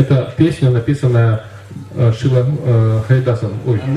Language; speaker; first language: Russian; native; Russian